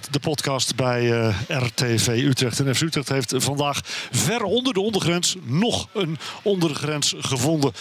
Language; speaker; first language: Dutch; native; Dutch